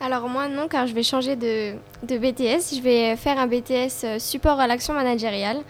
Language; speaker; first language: French; native; French